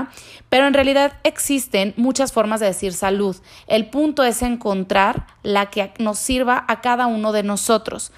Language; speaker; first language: Spanish; native; Spanish